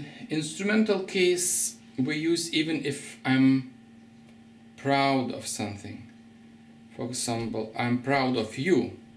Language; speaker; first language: English; non-native, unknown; Lithuanian